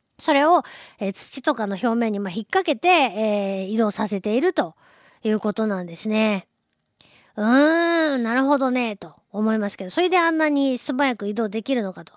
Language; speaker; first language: Japanese; native; Japanese